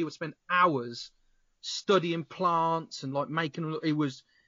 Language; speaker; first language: English; native; English